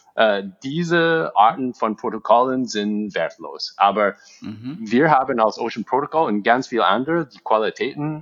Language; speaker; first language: German; non-native, fluent; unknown